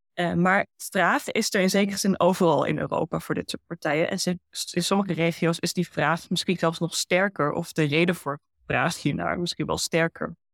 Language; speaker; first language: Dutch; early bilingual, heritage; Dutch